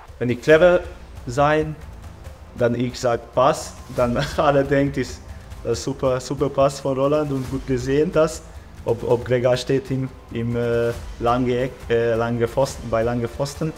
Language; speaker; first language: German; non-native, learner; Hungarian